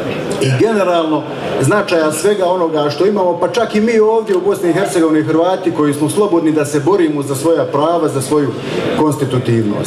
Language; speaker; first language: Croatian; native; Croatian